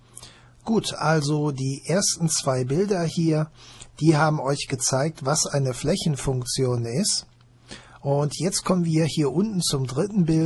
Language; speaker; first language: German; native; German